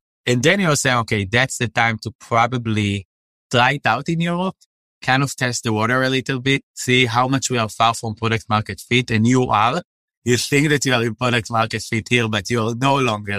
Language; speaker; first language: English; non-native, fluent; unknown